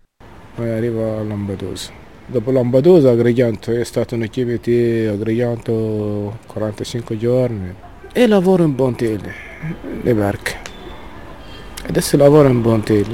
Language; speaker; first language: Italian; non-native, learner; Arabic